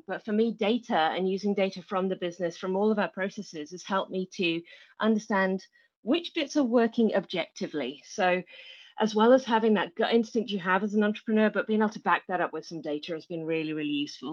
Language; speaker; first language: English; native; English